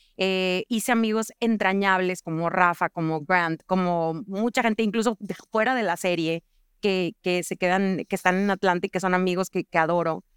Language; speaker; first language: Spanish; native; Spanish